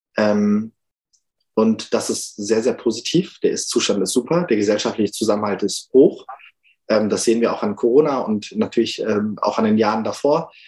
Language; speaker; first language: German; early bilingual, other home language; Turkish